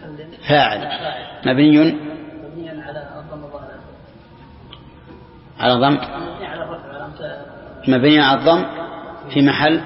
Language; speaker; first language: Arabic; native; Arabic